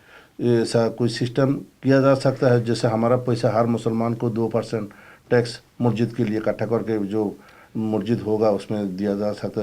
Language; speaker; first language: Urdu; non-native, fluent; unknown